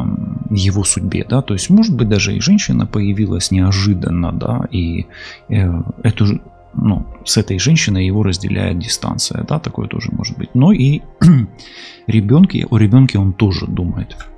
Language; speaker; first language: Russian; non-native, local second language; Ukrainian